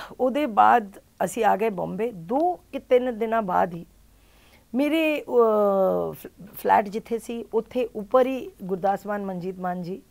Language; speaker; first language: Punjabi; early bilingual, heritage; Punjabi